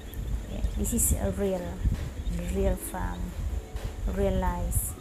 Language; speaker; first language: English; non-native, learner; Khmer